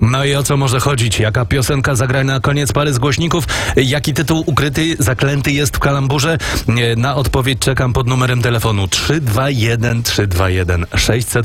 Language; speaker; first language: Polish; native; Polish